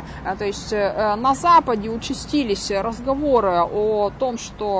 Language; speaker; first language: Russian; native; Russian